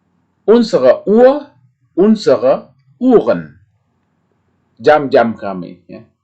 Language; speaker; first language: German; non-native, fluent; Indonesian